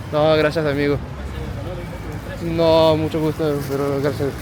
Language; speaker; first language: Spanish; non-native, learner; French